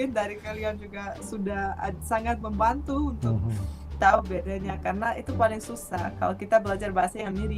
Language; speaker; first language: Indonesian; non-native, fluent; Russian